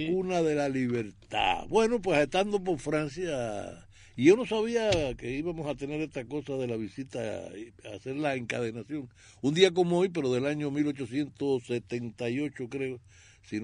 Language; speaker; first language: Spanish; native; Spanish